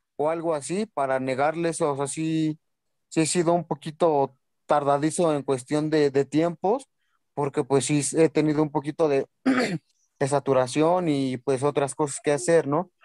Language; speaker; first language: Spanish; native; Spanish